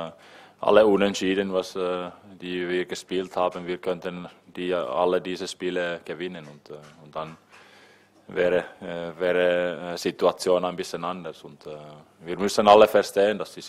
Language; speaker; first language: German; non-native, fluent; Finnish